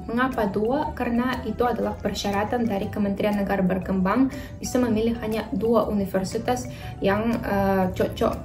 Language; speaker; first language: Indonesian; non-native, fluent; Russian